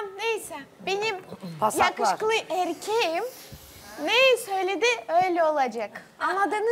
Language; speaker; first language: Turkish; non-native, learner; Russian